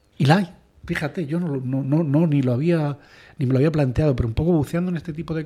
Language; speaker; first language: Spanish; native; Spanish